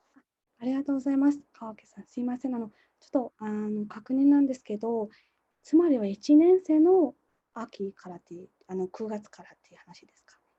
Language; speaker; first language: Japanese; non-native, fluent; Mongolian